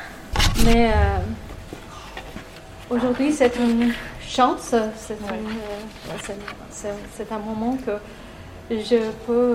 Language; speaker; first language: French; non-native, learner; Persian